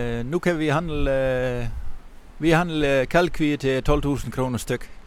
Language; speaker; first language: Danish; non-native, fluent; Dutch